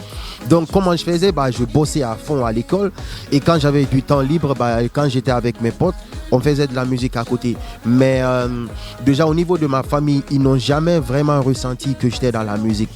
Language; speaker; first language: French; non-native, local second language; Fula